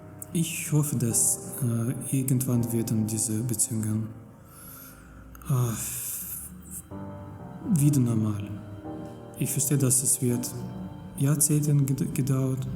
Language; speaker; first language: German; non-native, fluent; Russian